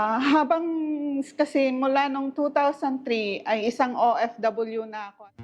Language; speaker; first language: Filipino; non-native, local second language; Hiligaynon